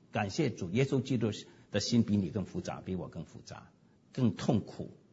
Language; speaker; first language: Chinese; non-native, local second language; Cantonese